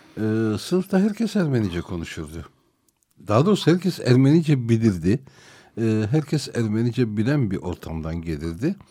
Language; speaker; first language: Turkish; non-native, local second language; Armenian